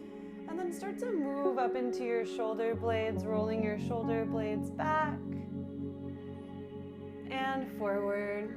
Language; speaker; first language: English; native; English